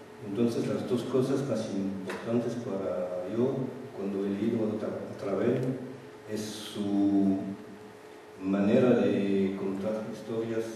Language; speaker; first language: Spanish; non-native, fluent; French